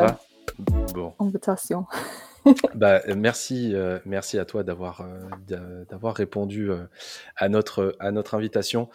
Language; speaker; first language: French; native; French